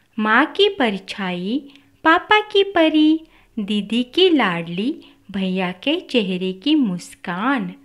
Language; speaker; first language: Hindi; non-native, local second language; Marathi